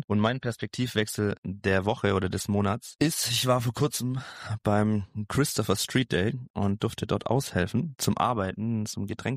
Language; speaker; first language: German; native; German